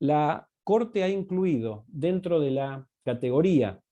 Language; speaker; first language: Spanish; native; Spanish